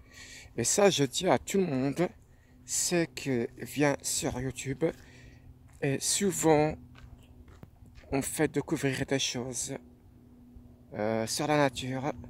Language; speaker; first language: French; non-native, fluent; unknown